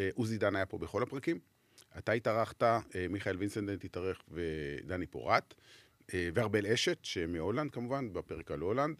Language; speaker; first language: Hebrew; native; Hebrew